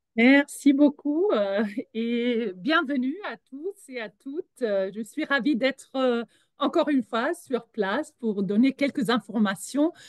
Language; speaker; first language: French; non-native, fluent; German